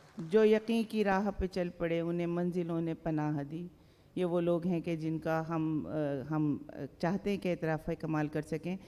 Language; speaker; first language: Urdu; native; Urdu